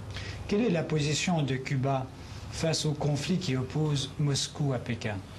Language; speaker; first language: French; native; French